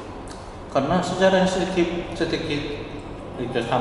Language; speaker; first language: Indonesian; non-native, learner; Korean